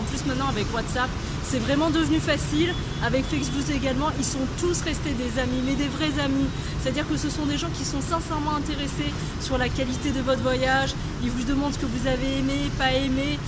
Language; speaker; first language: French; native; French